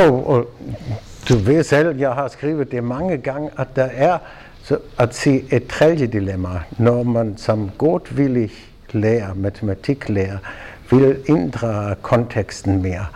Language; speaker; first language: Danish; non-native, fluent; German